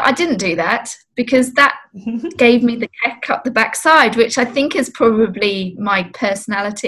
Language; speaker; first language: English; native; English